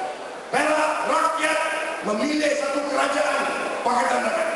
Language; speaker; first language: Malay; non-native, local second language; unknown